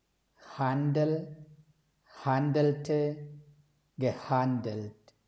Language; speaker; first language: German; non-native, fluent; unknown